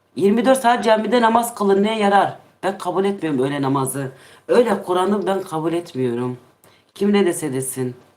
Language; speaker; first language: Turkish; non-native, local second language; Kurdish